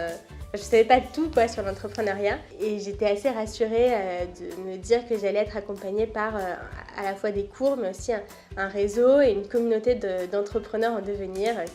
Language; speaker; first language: French; native; French